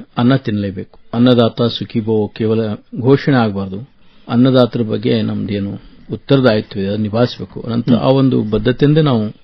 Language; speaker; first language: Kannada; native; Kannada